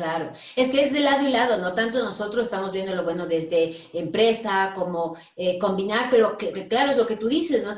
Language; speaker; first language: Spanish; native; Spanish